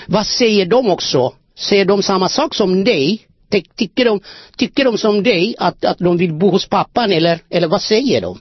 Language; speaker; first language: Swedish; non-native, fluent; Amharic